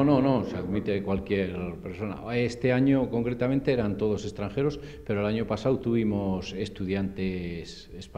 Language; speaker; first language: Spanish; native; Spanish